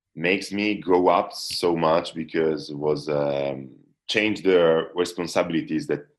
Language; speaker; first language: English; non-native, fluent; Italian